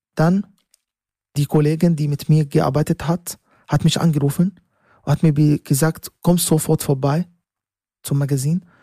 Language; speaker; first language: German; non-native, learner; Arabic